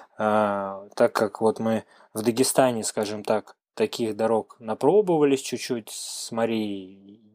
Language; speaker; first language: Russian; native; Russian